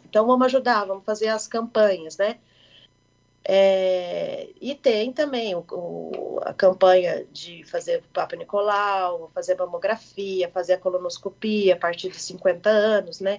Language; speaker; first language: Portuguese; native; Portuguese